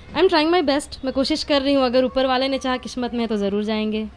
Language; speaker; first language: Hindi; native; Hindi